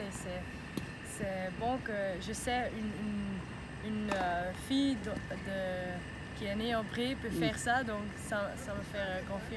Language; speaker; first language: French; non-native, local second language; Dutch